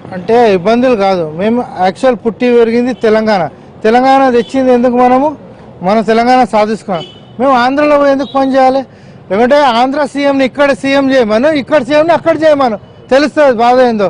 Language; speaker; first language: Telugu; native; Telugu